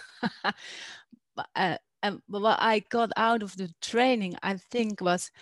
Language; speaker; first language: English; non-native, fluent; Dutch